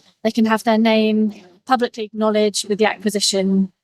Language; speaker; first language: English; native; English